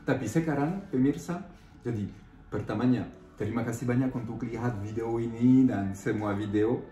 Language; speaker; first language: Indonesian; non-native, fluent; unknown